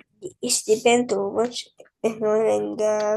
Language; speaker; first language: English; non-native, learner; Indonesian